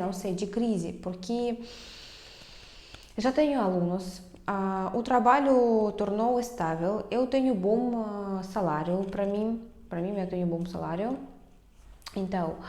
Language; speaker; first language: Portuguese; non-native, fluent; Russian